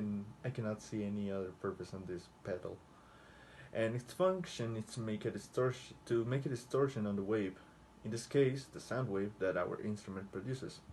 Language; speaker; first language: English; non-native, fluent; Spanish